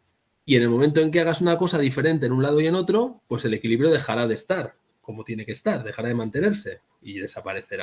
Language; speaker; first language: Spanish; native; Spanish